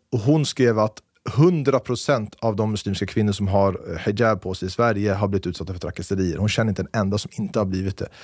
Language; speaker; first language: Swedish; native; Swedish